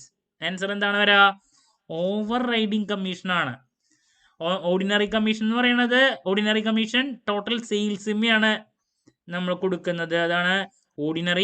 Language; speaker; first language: Malayalam; native; Malayalam